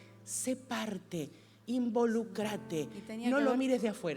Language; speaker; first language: Spanish; native; Spanish